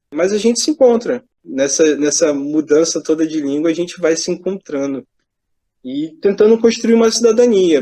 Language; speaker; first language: Portuguese; native; Portuguese